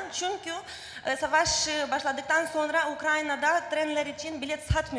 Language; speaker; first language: Turkish; non-native, fluent; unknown